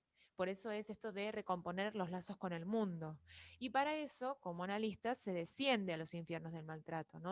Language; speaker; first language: Spanish; native; Spanish